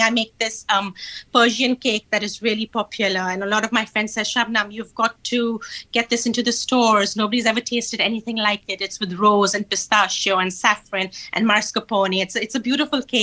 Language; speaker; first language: English; non-native, local second language; Hindi